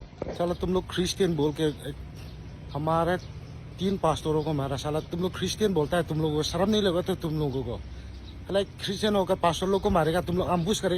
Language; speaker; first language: Hindi; non-native, local second language; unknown